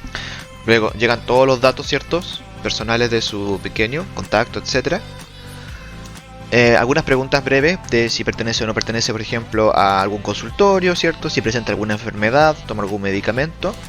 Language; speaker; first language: Spanish; native; Spanish